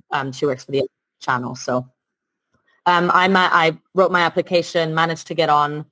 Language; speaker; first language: English; non-native, fluent; Italian